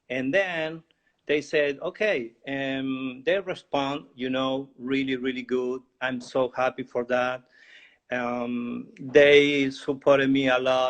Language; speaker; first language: English; non-native, learner; Spanish